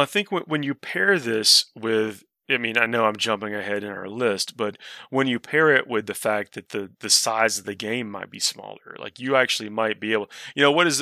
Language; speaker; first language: English; native; English